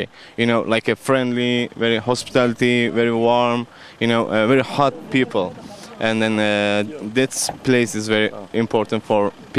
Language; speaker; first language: English; non-native, learner; Turkish